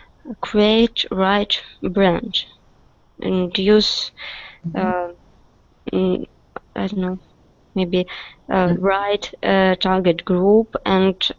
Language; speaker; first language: English; non-native, learner; Russian